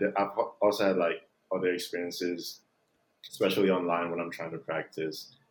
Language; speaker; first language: English; non-native, local second language; Jamaican Creole English